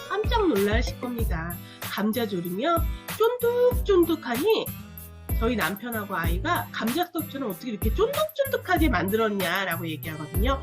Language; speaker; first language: Korean; native; Korean